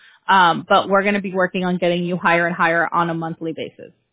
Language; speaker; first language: English; early bilingual, other home language; Spanish